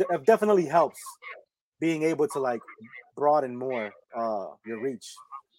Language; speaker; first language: English; early bilingual, other home language; Spanish